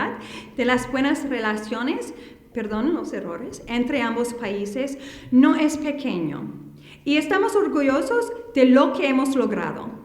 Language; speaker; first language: Spanish; non-native, fluent; English